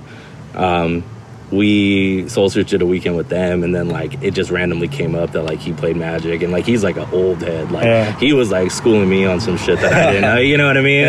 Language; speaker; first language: English; native; English